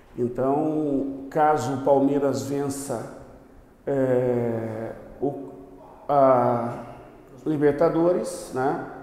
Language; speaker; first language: Portuguese; native; Portuguese